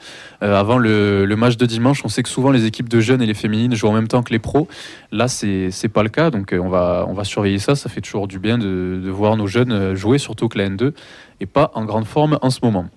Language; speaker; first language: French; native; French